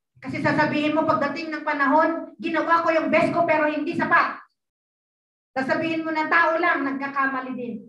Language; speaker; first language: Filipino; non-native, local second language; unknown